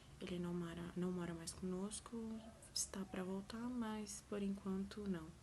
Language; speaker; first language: Portuguese; early bilingual, other home language; Arabic